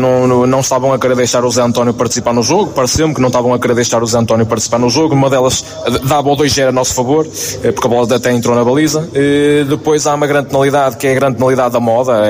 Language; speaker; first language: Portuguese; native; Portuguese